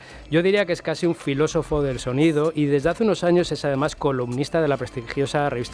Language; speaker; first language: Spanish; native; Spanish